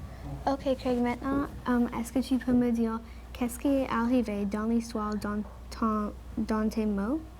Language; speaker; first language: French; non-native, local second language; English